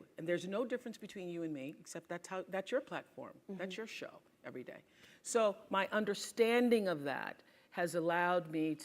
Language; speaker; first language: English; native; English